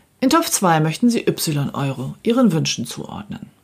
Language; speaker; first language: German; native; German